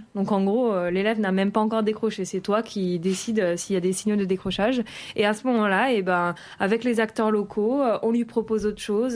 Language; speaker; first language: French; native; French